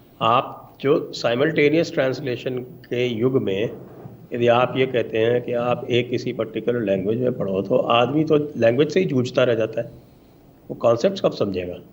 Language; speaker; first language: Hindi; native; Hindi